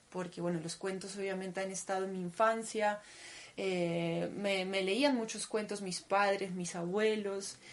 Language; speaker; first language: Spanish; early bilingual, other home language; Russian